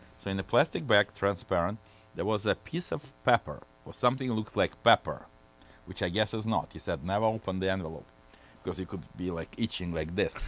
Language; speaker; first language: English; non-native, fluent; Russian